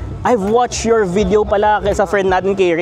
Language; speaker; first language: Filipino; native; Filipino